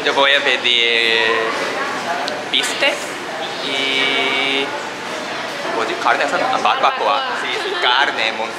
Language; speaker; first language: Spanish; non-native, learner; Japanese